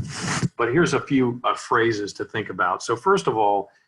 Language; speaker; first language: English; native; English